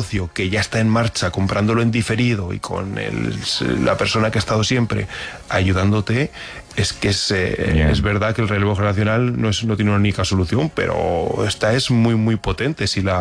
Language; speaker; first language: Spanish; native; Spanish